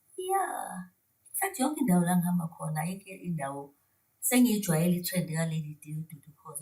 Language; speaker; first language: Zulu; native; Zulu